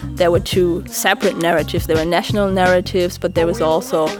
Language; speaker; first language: English; non-native, fluent; German